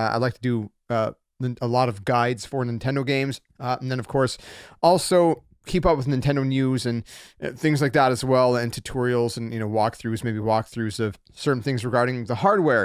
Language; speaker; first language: English; native; English